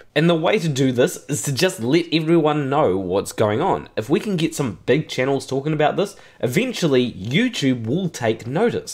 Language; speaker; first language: English; native; English